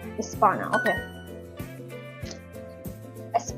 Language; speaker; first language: Spanish; non-native, learner; Hindi